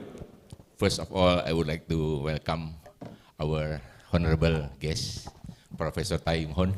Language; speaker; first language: English; non-native, fluent; Indonesian